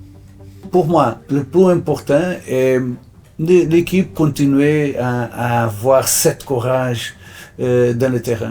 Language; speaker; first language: French; non-native, fluent; Portuguese